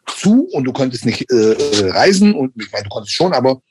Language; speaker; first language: German; native; German